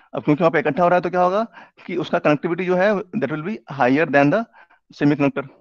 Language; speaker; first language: Hindi; native; Hindi